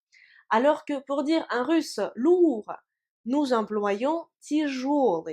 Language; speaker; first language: French; non-native, fluent; Russian